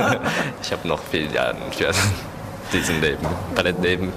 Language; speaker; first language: German; non-native, learner; Japanese